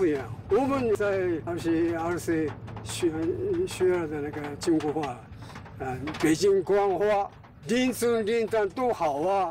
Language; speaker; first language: Chinese; non-native, learner; Japanese